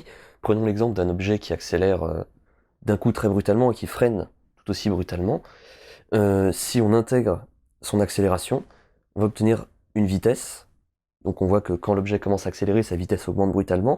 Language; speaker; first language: French; native; French